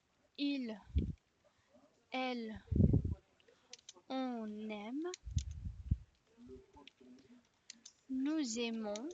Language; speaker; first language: French; non-native, fluent; Spanish